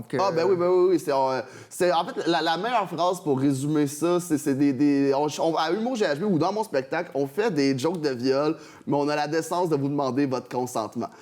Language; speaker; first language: French; native; French